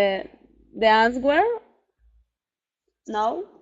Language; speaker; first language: English; non-native, learner; Spanish